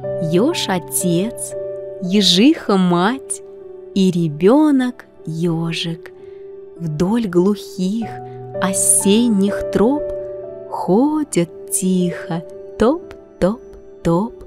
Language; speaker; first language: Russian; native; Russian